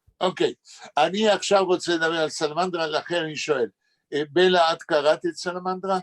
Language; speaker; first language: Hebrew; non-native, fluent; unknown